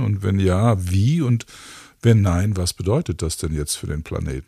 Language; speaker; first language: German; native; German